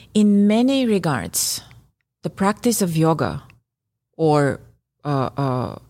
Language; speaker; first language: English; non-native, fluent; Bulgarian